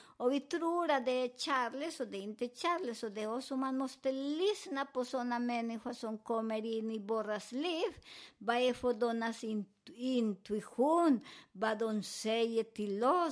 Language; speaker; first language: Swedish; non-native, fluent; Spanish